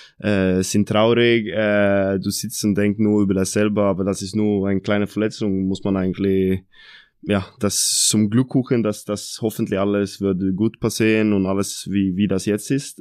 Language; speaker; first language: German; non-native, fluent; Norwegian